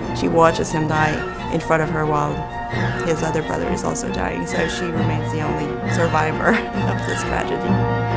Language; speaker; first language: English; native; English